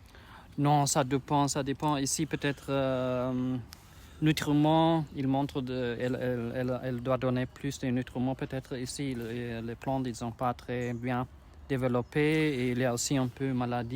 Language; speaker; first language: French; non-native, learner; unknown